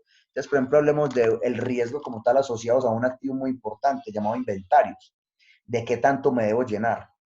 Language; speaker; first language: Spanish; native; Spanish